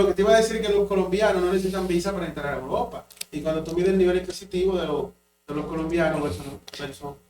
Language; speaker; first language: Spanish; native; Spanish